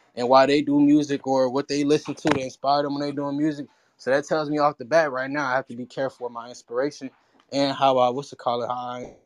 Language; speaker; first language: English; early bilingual, other home language; Haitian Creole